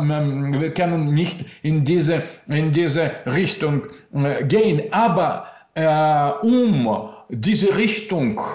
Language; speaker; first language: German; non-native, learner; Russian